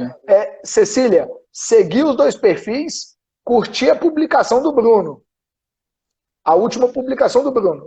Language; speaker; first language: Portuguese; native; Portuguese